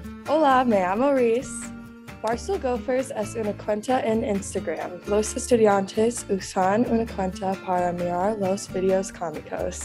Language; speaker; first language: Spanish; non-native, learner; English